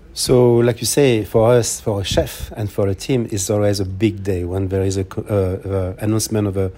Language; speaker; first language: English; non-native, fluent; French